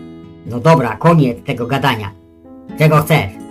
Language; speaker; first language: Polish; native; Polish